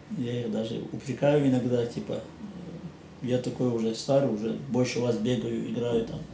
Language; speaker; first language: Russian; non-native, local second language; Chechen